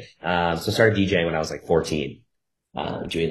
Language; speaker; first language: English; native; English